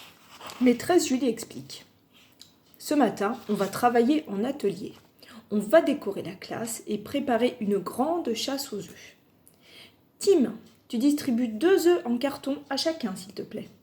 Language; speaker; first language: French; native; French